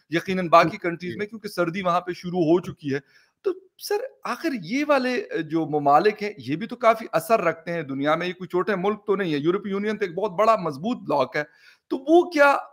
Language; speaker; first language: Urdu; non-native, local second language; Pashto